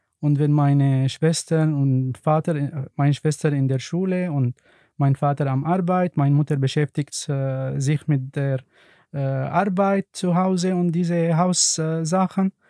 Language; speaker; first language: German; non-native, learner; Arabic